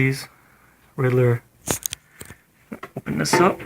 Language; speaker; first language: English; native; English